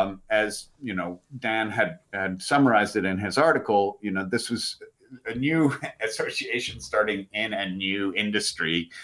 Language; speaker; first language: English; native; English